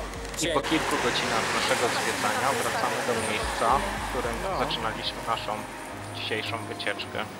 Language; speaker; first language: Polish; native; Polish